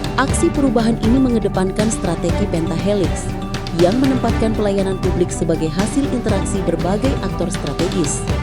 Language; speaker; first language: Indonesian; native; Indonesian